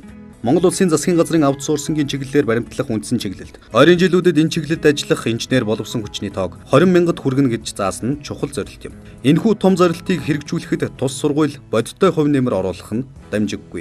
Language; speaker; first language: Mongolian; native; Mongolian